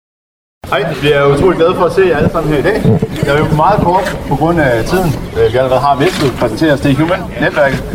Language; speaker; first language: Danish; native; Danish